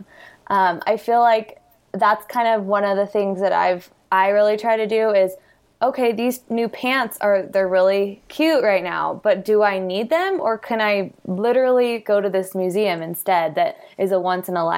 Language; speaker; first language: English; native; English